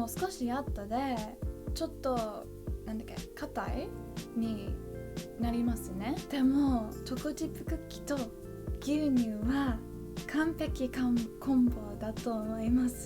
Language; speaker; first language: Japanese; non-native, learner; English